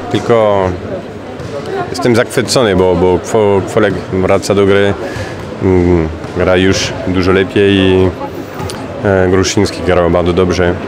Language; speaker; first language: Polish; non-native, fluent; French